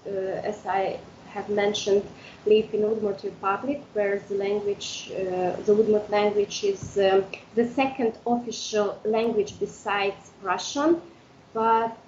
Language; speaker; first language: English; non-native, fluent; Udmurt